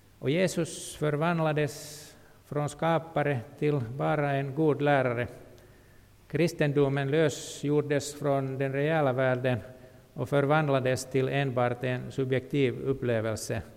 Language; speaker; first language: Swedish; non-native, local second language; Finnish